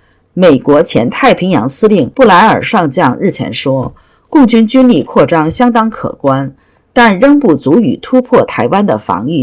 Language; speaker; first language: Chinese; native; Chinese